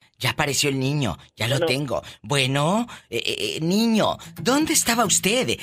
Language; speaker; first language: Spanish; native; Spanish